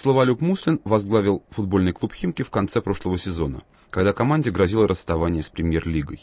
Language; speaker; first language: Russian; native; Russian